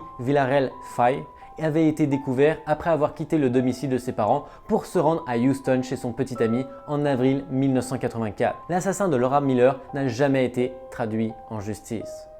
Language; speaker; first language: French; native; French